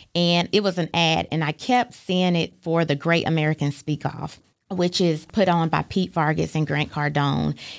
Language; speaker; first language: English; native; English